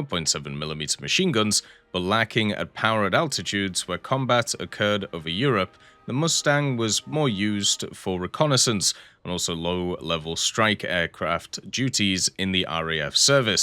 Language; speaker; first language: English; native; English